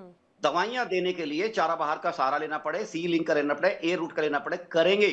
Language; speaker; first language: Hindi; native; Hindi